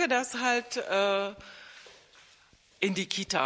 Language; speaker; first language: German; non-native, fluent; Czech